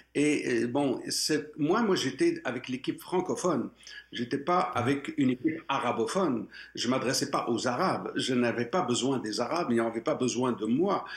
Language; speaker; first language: French; non-native, local second language; Arabic